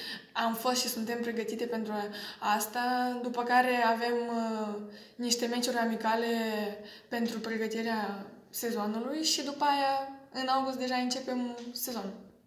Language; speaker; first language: Romanian; non-native, fluent; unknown